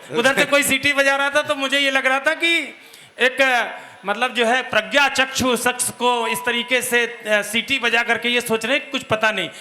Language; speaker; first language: Hindi; native; Hindi